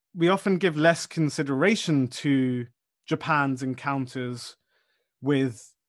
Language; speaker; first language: English; native; English